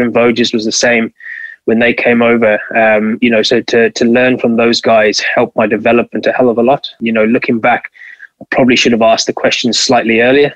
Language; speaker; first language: English; native; English